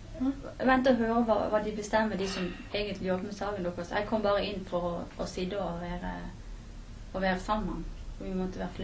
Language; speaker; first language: Norwegian; native; Norwegian